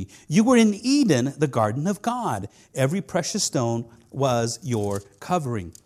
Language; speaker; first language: English; non-native, fluent; Spanish